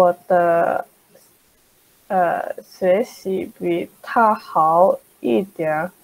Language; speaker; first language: Chinese; non-native, learner; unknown